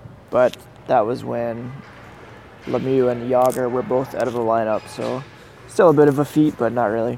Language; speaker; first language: English; native; English